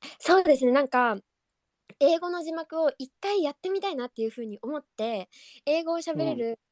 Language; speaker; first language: Japanese; native; Japanese